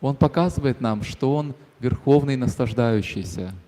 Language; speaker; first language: Russian; native; Russian